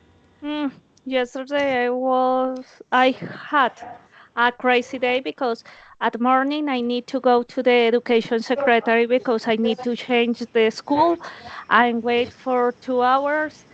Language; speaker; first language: English; non-native, learner; Spanish